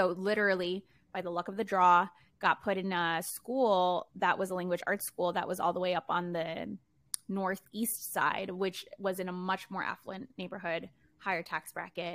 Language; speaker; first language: English; early bilingual, other home language; Spanish